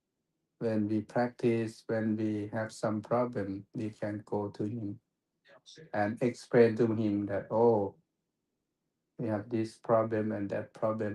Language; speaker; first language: English; non-native, fluent; Thai